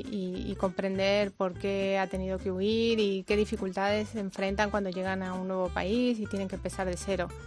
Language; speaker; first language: Spanish; native; Spanish